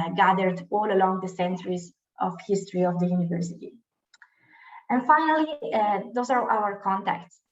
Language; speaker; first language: English; non-native, fluent; Italian